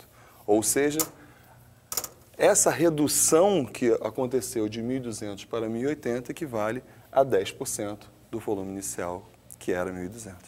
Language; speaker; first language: Portuguese; native; Portuguese